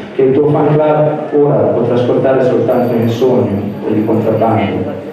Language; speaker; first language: Italian; native; Italian